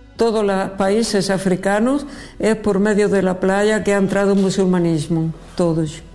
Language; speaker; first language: Spanish; native; Spanish